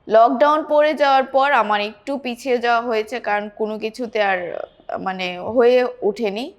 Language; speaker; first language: Bangla; native; Bangla